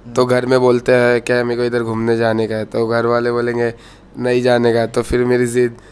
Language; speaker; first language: Hindi; non-native, local second language; Urdu